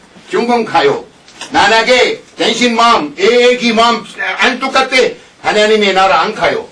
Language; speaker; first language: Korean; non-native, learner; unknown